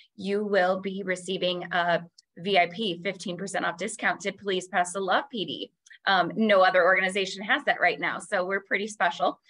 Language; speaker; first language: English; native; English